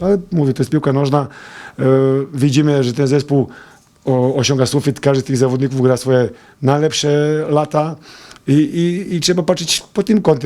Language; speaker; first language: Polish; non-native, fluent; Serbian